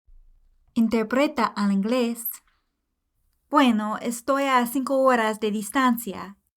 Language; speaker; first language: Spanish; non-native, fluent; English